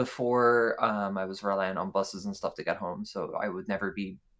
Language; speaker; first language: English; native; English